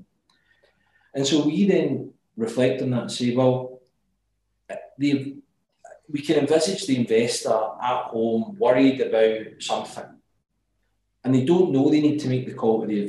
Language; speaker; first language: English; native; English